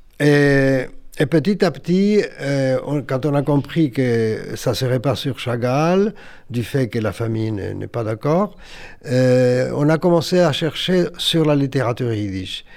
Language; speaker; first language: French; non-native, fluent; Yiddish